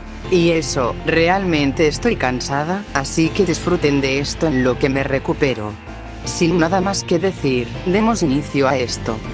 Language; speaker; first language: Spanish; native; Spanish